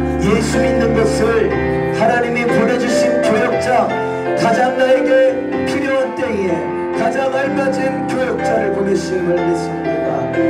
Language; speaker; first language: Korean; native; Korean